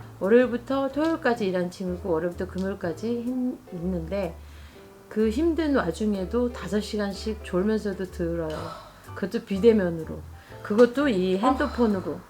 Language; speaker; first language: Korean; native; Korean